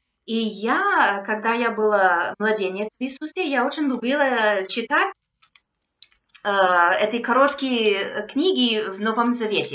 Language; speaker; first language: Russian; non-native, fluent; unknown